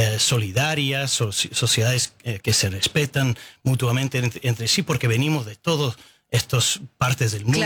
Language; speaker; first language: Spanish; non-native, fluent; English